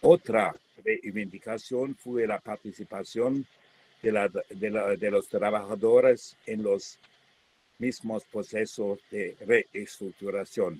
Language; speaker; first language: Spanish; non-native, fluent; German